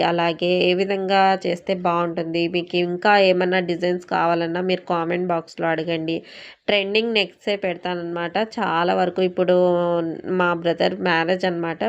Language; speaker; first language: Telugu; non-native, local second language; Urdu